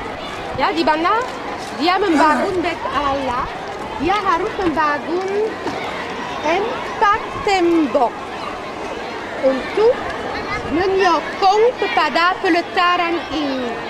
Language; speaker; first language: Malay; non-native, fluent; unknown